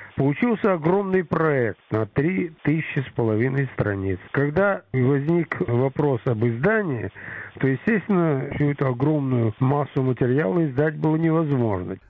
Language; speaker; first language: Russian; native; Russian